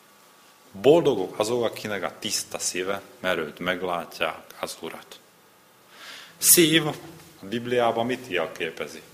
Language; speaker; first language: Hungarian; non-native, learner; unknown